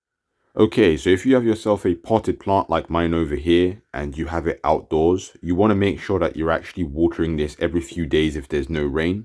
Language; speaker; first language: English; native; English